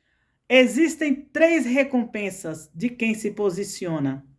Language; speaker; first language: Portuguese; native; Portuguese